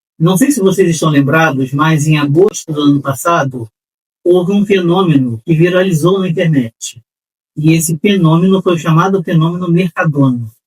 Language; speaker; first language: Portuguese; native; Portuguese